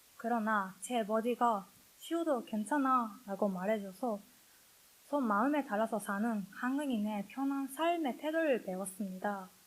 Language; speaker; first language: Korean; non-native, learner; Japanese